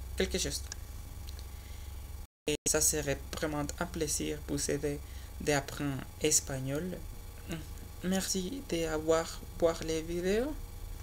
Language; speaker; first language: French; non-native, learner; Spanish